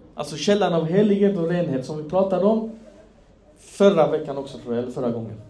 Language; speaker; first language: Swedish; non-native, fluent; Persian